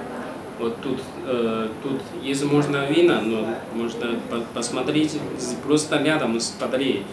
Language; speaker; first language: Russian; non-native, learner; Chinese